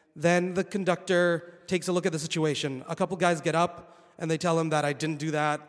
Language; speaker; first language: English; non-native, fluent; Arabic